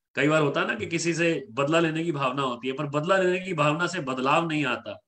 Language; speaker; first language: Hindi; native; Hindi